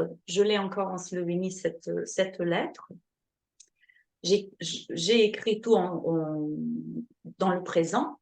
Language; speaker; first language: French; non-native, fluent; Slovenian